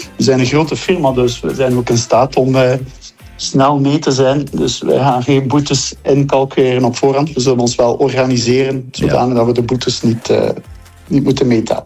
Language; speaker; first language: Dutch; native; Dutch